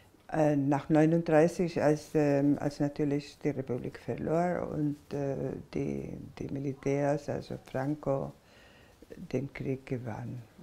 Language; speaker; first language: German; non-native, fluent; Spanish